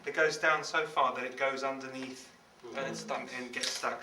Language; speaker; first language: English; native; English